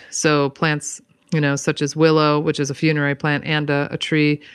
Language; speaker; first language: English; native; English